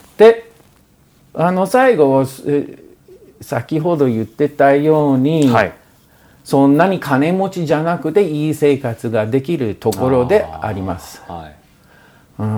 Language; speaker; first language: Japanese; non-native, fluent; English